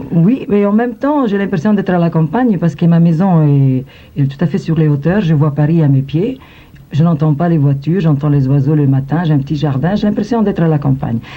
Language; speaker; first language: French; non-native, fluent; Italian